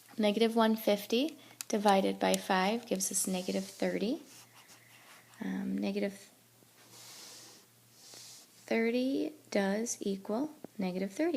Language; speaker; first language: English; native; English